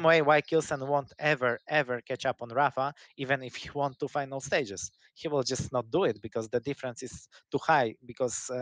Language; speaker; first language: English; non-native, fluent; Polish